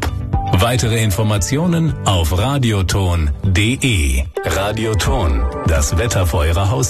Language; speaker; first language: German; native; German